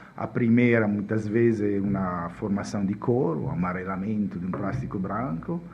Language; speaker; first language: Portuguese; non-native, fluent; Italian